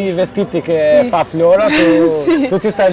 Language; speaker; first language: Italian; non-native, fluent; Albanian